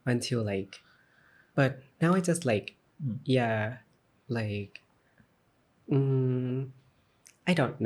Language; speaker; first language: English; non-native, learner; Thai